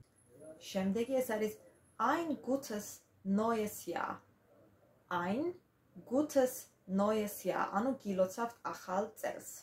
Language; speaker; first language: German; non-native, fluent; Georgian